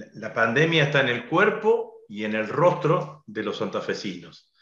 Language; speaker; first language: Spanish; native; Spanish